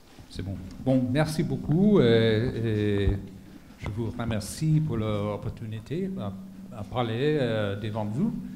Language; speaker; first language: French; non-native, learner; English